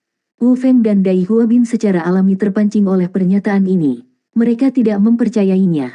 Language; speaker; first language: Indonesian; native; Indonesian